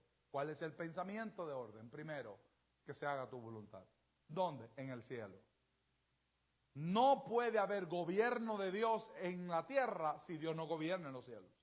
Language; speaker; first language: Spanish; native; Spanish